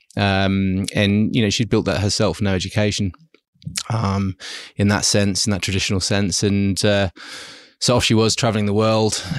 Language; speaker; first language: English; early bilingual, other home language; German